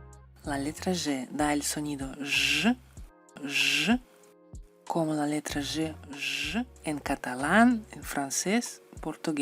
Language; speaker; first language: Spanish; non-native, fluent; Russian